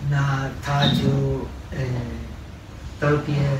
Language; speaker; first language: Chinese; non-native, fluent; Czech